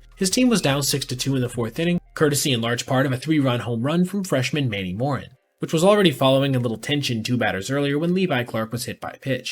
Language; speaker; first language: English; native; English